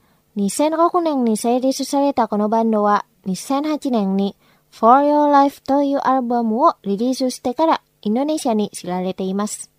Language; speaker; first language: Japanese; non-native, fluent; Indonesian